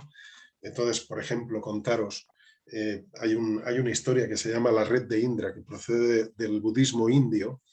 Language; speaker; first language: Spanish; native; Spanish